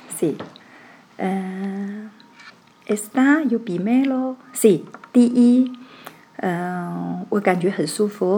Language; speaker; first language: Spanish; non-native, learner; Chinese